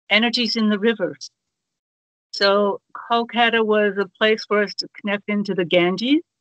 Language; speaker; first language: English; native; English